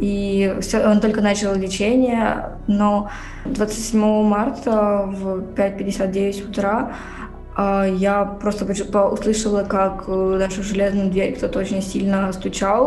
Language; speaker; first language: Russian; native; Russian